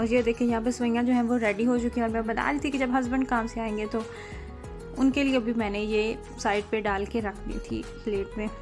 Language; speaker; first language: Urdu; native; Urdu